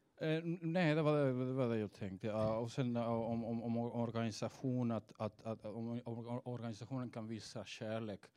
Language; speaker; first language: Swedish; non-native, fluent; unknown